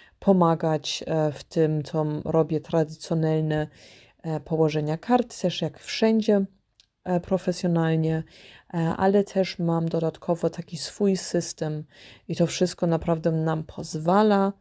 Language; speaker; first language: Polish; early bilingual, heritage; Polish